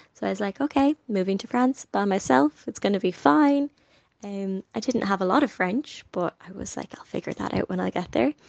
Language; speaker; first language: English; native; English